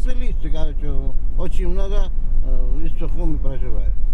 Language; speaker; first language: Russian; non-native, fluent; Georgian